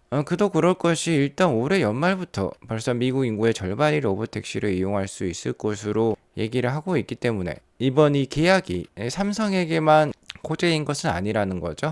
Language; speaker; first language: Korean; native; Korean